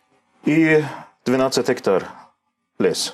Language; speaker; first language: Russian; non-native, learner; Swedish